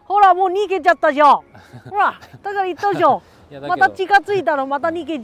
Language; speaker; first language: Japanese; non-native, learner; Chinese